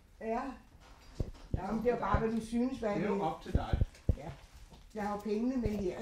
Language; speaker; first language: Danish; native; Danish